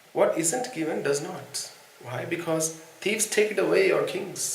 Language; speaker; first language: English; non-native, local second language; Hindi